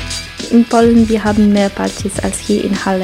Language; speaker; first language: German; non-native, learner; Polish